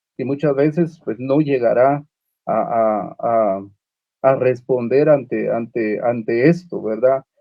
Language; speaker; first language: Spanish; non-native, local second language; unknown